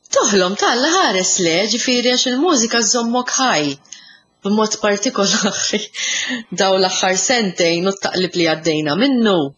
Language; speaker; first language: Maltese; early bilingual, other home language; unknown